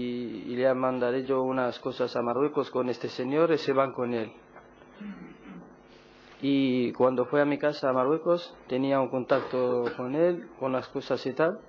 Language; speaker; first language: Spanish; non-native, learner; Arabic